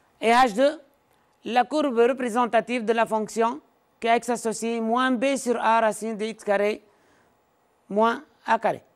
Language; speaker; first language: French; non-native, local second language; Arabic